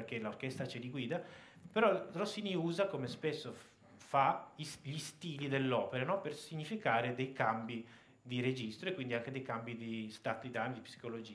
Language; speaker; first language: Italian; native; Italian